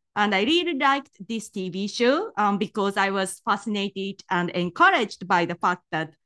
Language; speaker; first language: English; non-native, fluent; Japanese